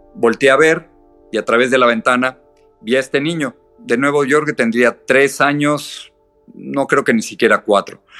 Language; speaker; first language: Spanish; native; Spanish